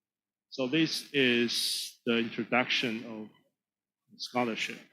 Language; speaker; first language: English; non-native, fluent; Chinese